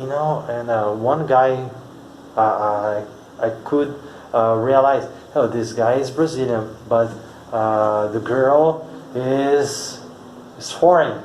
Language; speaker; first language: English; non-native, fluent; Portuguese